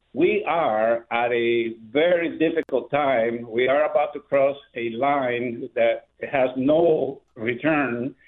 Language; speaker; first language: English; non-native, fluent; Spanish